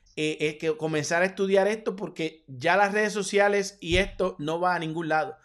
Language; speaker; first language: Spanish; native; Spanish